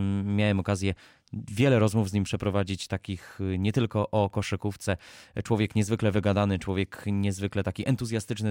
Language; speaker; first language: Polish; native; Polish